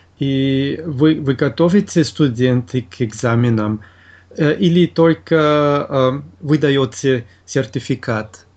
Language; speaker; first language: Russian; non-native, fluent; German